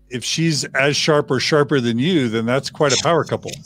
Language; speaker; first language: English; native; English